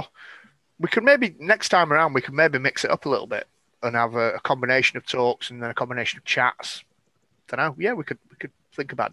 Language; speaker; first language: English; native; English